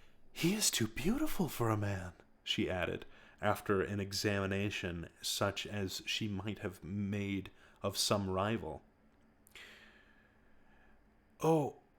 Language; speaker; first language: English; native; English